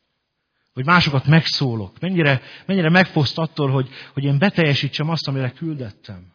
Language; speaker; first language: Hungarian; native; Hungarian